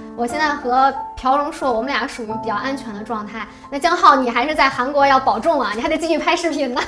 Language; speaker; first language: Chinese; native; Chinese